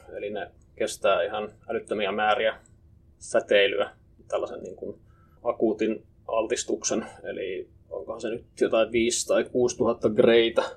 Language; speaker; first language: Finnish; native; Finnish